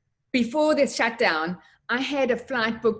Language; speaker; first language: English; native; English